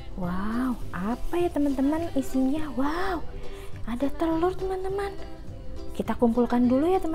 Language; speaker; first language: Indonesian; native; Indonesian